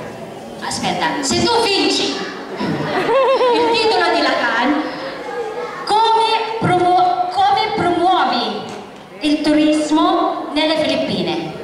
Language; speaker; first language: Italian; non-native, fluent; Filipino